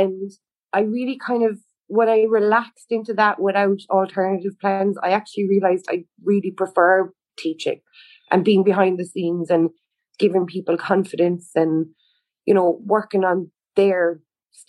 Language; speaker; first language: English; native; English